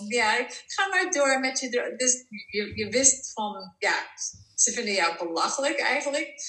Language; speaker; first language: Dutch; non-native, fluent; English